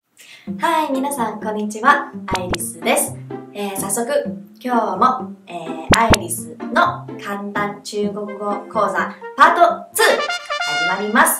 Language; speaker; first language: Japanese; non-native, fluent; Chinese